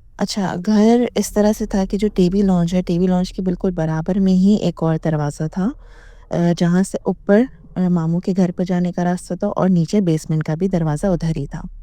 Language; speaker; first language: Urdu; native; Urdu